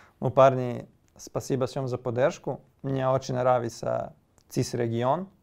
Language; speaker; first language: Russian; non-native, learner; Serbian